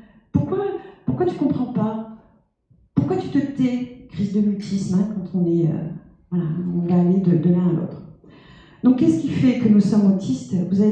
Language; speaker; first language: French; native; French